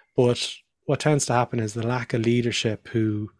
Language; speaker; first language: English; native; English